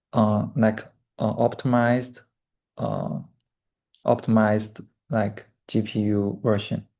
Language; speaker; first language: English; non-native, learner; Chinese